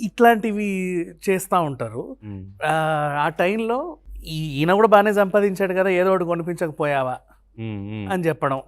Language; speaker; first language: Telugu; native; Telugu